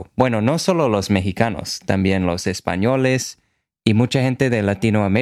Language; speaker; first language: Spanish; non-native, fluent; English